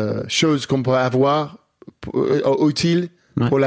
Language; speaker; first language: French; non-native, learner; English